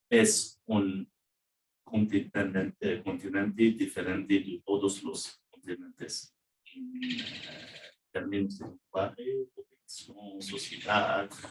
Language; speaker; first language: Spanish; non-native, learner; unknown